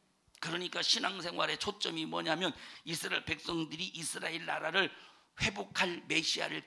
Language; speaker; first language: Korean; native; Korean